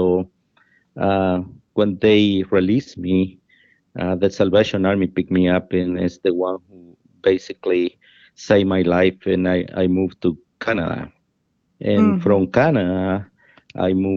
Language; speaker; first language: English; non-native, fluent; Spanish